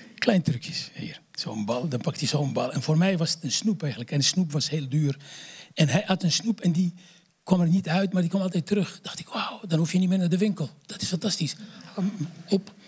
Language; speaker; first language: Dutch; non-native, fluent; Arabic